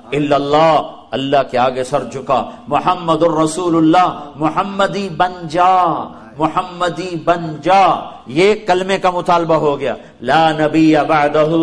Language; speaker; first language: Urdu; non-native, local second language; Punjabi